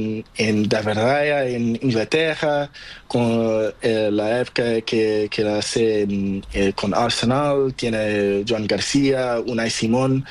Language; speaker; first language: Spanish; non-native, learner; Portuguese